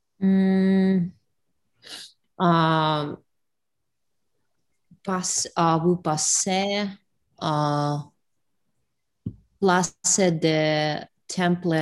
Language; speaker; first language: French; non-native, learner; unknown